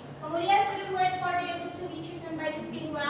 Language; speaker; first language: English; non-native, learner; Indonesian